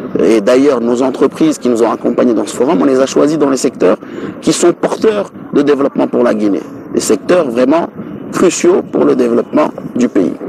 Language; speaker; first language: French; non-native, local second language; Wolof